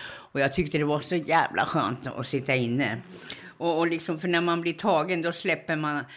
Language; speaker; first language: Swedish; native; Swedish